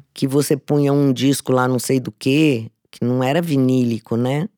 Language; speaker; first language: Portuguese; native; Portuguese